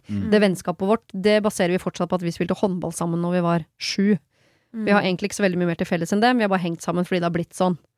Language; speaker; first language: Norwegian; native; Norwegian